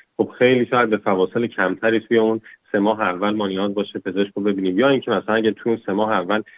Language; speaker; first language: Persian; native; Persian